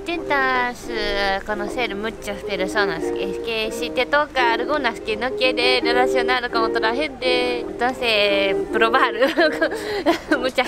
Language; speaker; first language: Spanish; non-native, learner; Japanese